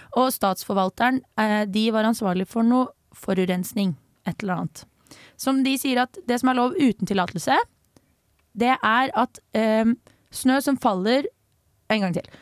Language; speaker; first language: Norwegian; native; Norwegian